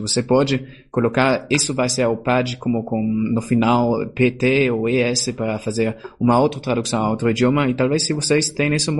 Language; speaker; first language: Portuguese; non-native, fluent; German